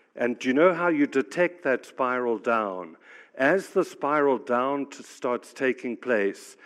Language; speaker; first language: English; native; English